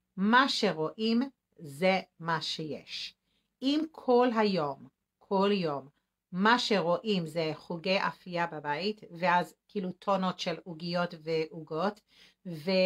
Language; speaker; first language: Hebrew; native; Hebrew